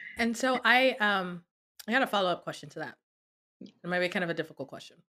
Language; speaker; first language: English; early bilingual, other home language; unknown